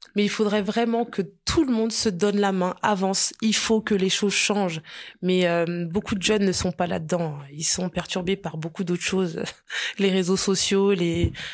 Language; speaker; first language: French; early bilingual, other home language; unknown